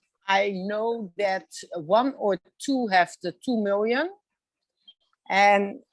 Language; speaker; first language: English; non-native, learner; Dutch